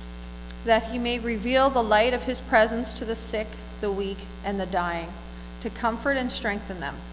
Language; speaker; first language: English; native; English